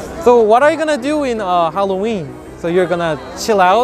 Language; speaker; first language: English; non-native, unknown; Korean